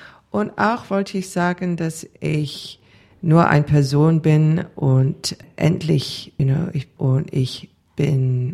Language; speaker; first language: German; non-native, learner; English